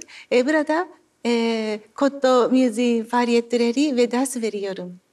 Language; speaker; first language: Turkish; non-native, learner; Japanese